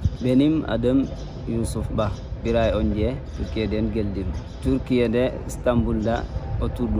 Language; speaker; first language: Turkish; non-native, learner; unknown